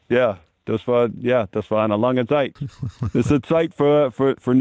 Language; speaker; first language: German; non-native, learner; English